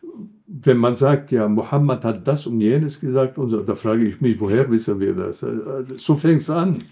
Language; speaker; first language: German; non-native, fluent; Arabic